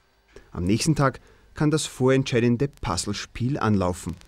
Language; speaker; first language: German; native; German